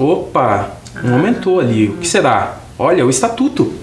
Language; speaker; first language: Portuguese; native; Portuguese